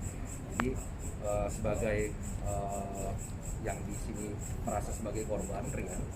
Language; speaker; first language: Indonesian; native; Indonesian